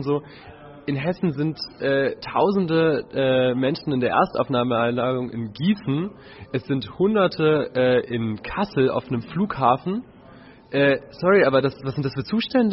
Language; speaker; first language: German; native; German